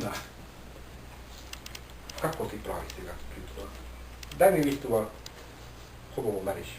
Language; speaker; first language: Bulgarian; non-native, learner; Finnish